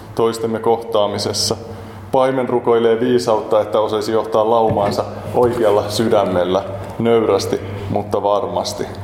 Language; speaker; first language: Finnish; native; Finnish